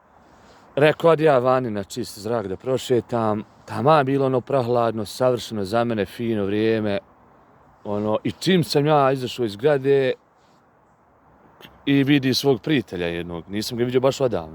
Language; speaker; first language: Bosnian; native; Bosnian